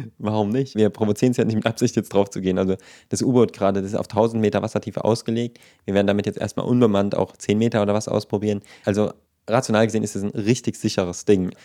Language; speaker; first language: German; native; German